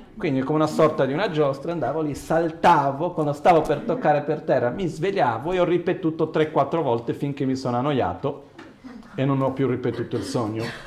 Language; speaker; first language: Italian; non-native, fluent; Portuguese